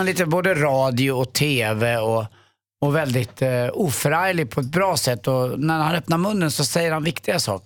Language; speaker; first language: Swedish; native; Swedish